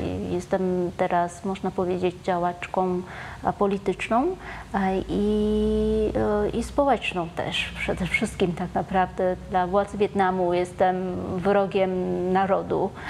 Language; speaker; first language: Polish; non-native, fluent; Vietnamese